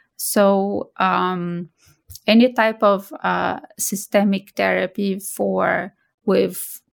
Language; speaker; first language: English; non-native, fluent; Portuguese